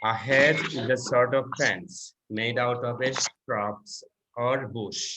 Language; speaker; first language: English; non-native, local second language; Bangla